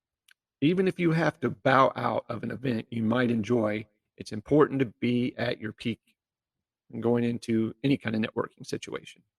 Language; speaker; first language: English; native; English